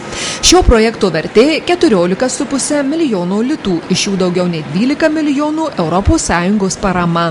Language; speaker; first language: Lithuanian; native; Lithuanian